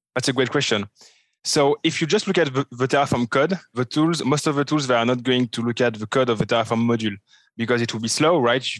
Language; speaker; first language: English; non-native, fluent; French